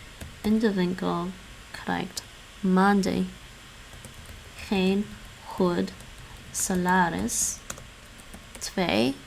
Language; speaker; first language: Dutch; non-native, learner; English